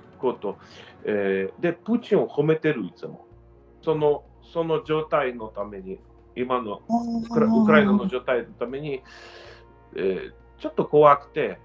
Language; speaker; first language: Japanese; non-native, learner; Ukrainian